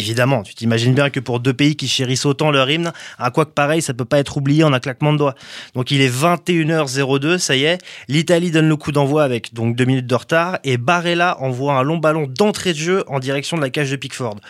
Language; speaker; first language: French; native; French